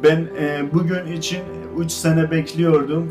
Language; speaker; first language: Turkish; non-native, learner; Azerbaijani